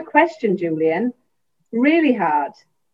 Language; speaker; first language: English; native; English